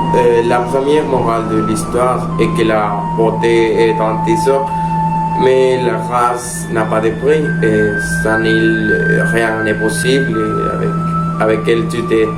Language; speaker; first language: French; non-native, learner; Spanish